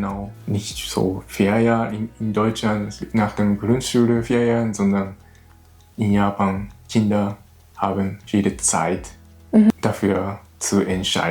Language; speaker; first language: German; non-native, learner; Japanese